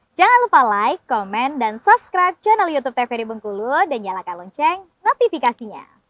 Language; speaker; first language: Indonesian; native; Indonesian